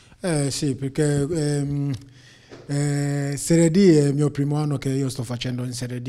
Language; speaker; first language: Italian; non-native, fluent; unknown